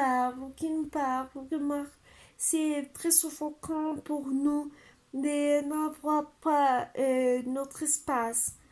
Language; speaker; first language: French; non-native, learner; Spanish